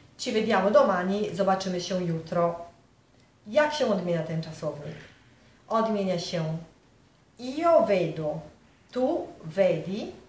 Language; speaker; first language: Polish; native; Polish